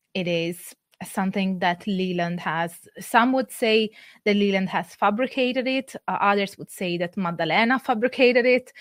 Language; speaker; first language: English; non-native, fluent; Italian